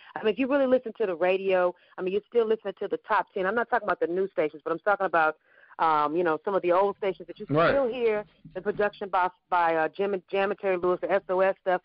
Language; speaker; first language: English; native; English